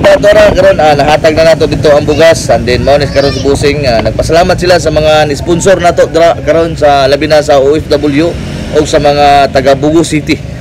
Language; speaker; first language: Cebuano; native; Cebuano